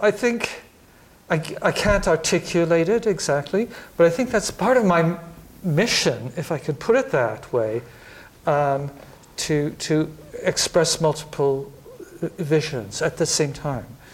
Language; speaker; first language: English; native; English